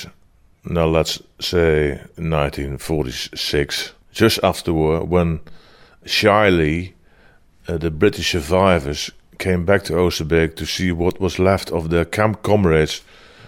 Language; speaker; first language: English; non-native, fluent; Dutch